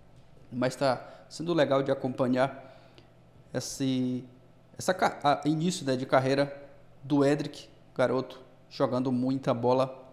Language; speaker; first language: Portuguese; native; Portuguese